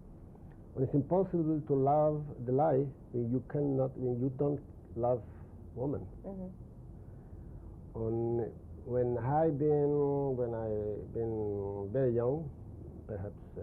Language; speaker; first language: English; non-native, learner; Spanish